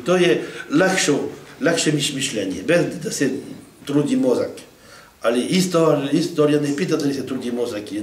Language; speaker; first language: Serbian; non-native, fluent; French